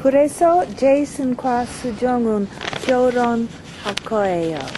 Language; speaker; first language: Korean; non-native, learner; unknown